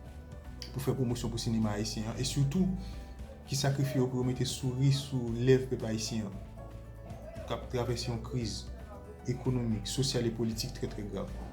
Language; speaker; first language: French; non-native, local second language; Haitian Creole